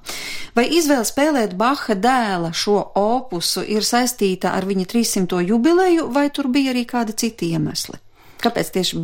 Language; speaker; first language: Latvian; native; Latvian